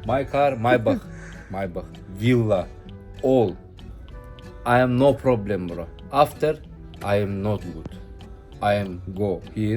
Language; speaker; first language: English; non-native, learner; Turkish